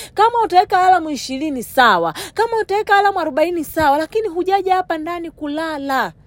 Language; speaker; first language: Swahili; native; Swahili